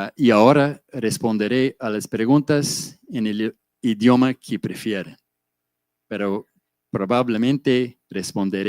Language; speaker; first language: Spanish; non-native, fluent; English